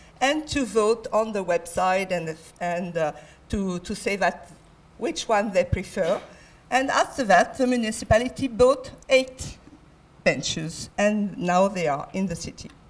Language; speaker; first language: English; non-native, fluent; French